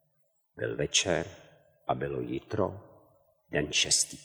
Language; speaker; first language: Czech; native; Czech